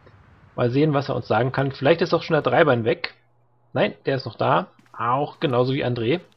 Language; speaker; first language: German; native; German